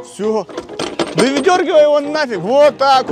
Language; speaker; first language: Russian; native; Russian